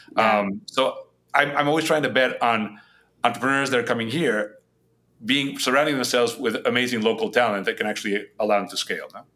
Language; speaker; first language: English; non-native, fluent; Spanish